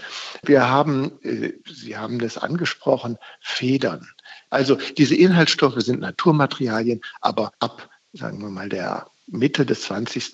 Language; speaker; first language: German; native; German